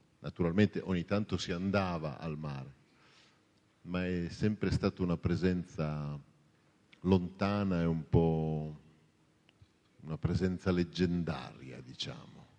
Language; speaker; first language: Italian; native; Italian